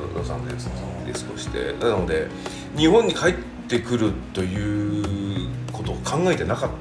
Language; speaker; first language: Japanese; early bilingual, heritage; Japanese